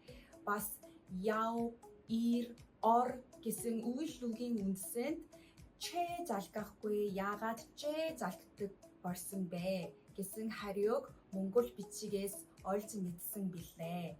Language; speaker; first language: Mongolian; non-native, fluent; Korean